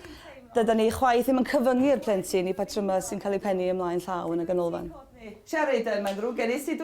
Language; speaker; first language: Welsh; native; Welsh